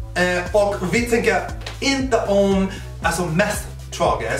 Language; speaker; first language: Swedish; non-native, fluent; English